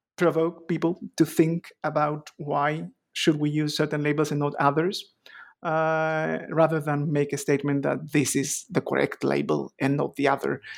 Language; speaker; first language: English; non-native, fluent; Greek